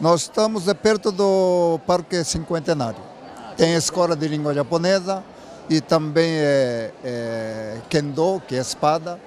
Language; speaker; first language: Portuguese; non-native, learner; Japanese